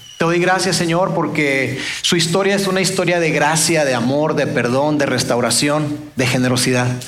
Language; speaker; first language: Spanish; native; Spanish